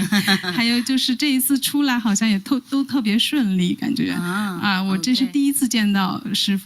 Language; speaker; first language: Chinese; native; Chinese